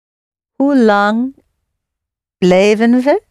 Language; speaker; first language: Dutch; non-native, learner; English